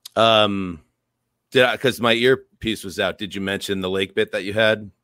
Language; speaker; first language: English; native; English